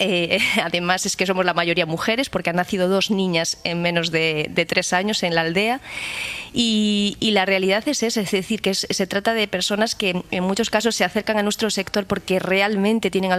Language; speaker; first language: Spanish; native; Spanish